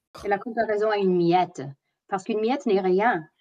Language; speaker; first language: French; non-native, fluent; English